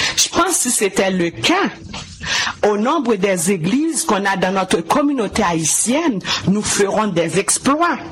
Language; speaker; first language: French; non-native, local second language; Haitian Creole